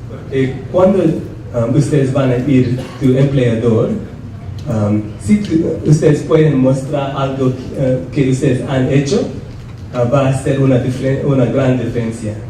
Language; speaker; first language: Spanish; non-native, fluent; English